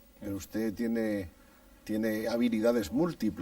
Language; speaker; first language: Spanish; native; Spanish